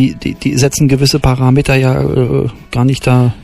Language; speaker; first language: German; native; German